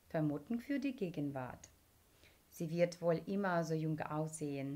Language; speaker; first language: German; non-native, fluent; Ukrainian